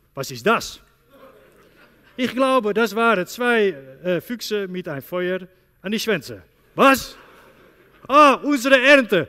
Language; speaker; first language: German; non-native, learner; Dutch